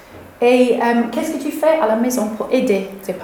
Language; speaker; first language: French; non-native, fluent; English